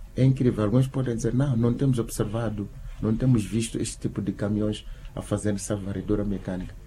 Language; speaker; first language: Portuguese; non-native, local second language; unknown